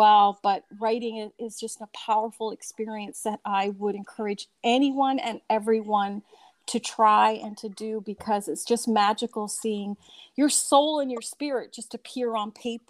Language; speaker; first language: English; native; English